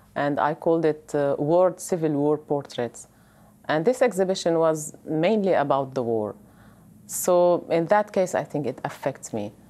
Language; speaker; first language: English; non-native, fluent; Arabic